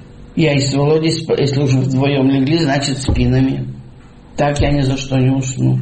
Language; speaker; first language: Russian; native; Russian